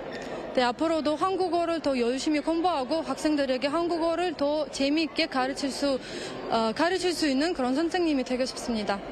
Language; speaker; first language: Korean; non-native, fluent; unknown